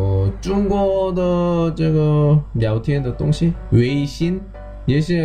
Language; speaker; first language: Chinese; non-native, learner; Korean